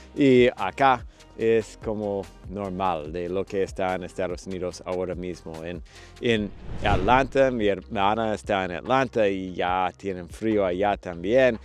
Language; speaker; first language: Spanish; non-native, fluent; English